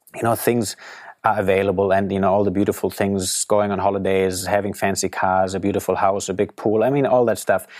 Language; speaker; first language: English; non-native, fluent; German